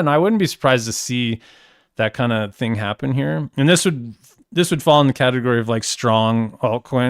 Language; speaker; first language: English; native; English